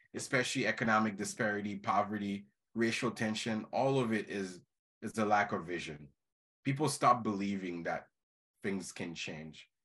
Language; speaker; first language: English; non-native, fluent; Haitian Creole